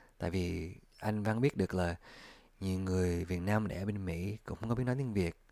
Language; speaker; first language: Vietnamese; early bilingual, heritage; English